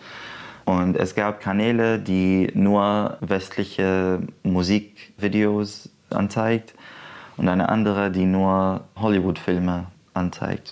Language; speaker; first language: German; non-native, fluent; Arabic